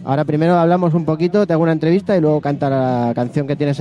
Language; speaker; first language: Spanish; native; Spanish